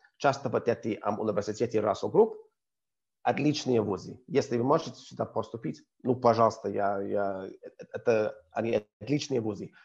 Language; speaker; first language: Russian; non-native, learner; English